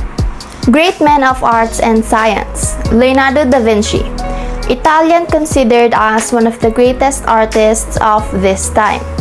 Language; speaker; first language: English; non-native, local second language; Filipino